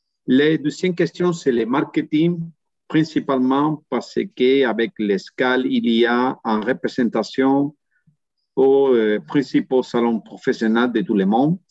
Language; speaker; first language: French; non-native, learner; Spanish